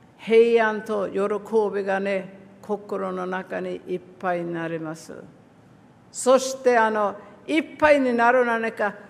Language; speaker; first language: Japanese; non-native, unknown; Swedish